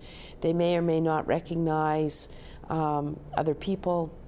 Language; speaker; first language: English; native; English